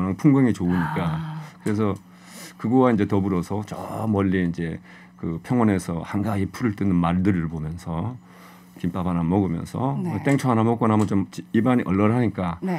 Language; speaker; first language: Korean; native; Korean